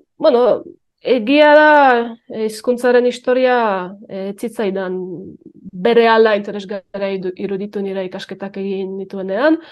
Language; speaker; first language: Basque; non-native, fluent; Polish